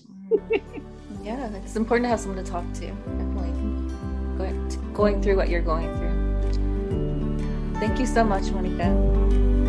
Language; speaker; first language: English; native; English